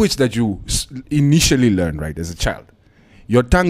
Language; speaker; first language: English; non-native, local second language; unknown